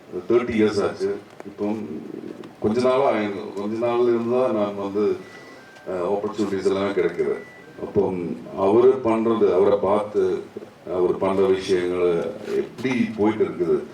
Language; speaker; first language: Tamil; non-native, local second language; Malayalam